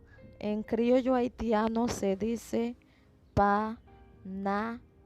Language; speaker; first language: Spanish; non-native, fluent; Haitian Creole